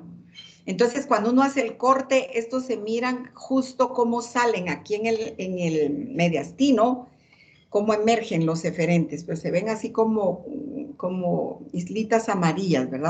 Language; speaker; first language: Spanish; native; Spanish